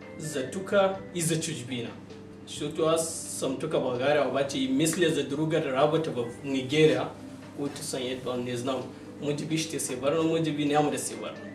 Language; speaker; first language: Bulgarian; non-native, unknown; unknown